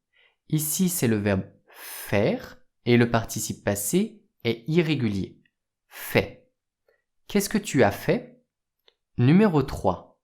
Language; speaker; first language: French; native; French